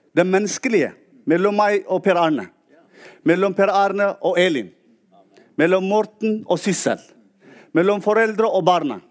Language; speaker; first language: Norwegian; non-native, fluent; Tigrinya